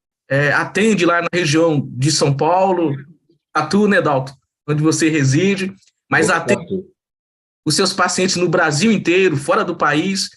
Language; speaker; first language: Portuguese; native; Portuguese